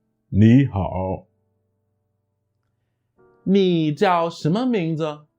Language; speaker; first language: Chinese; non-native, fluent; English